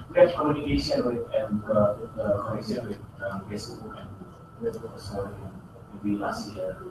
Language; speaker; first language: English; non-native, learner; Indonesian